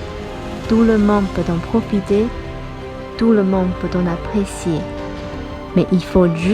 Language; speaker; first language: French; non-native, fluent; Chinese